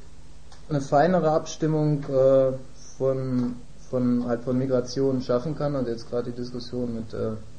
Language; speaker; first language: German; native; German